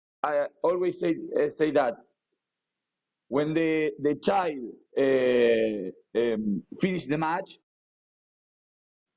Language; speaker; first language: English; non-native, learner; Spanish